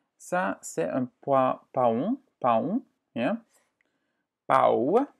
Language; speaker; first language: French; non-native, fluent; Dutch